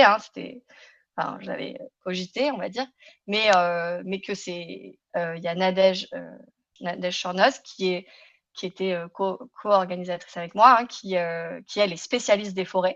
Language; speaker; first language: French; native; French